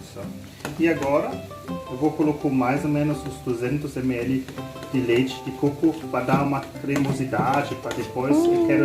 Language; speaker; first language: Portuguese; non-native, learner; German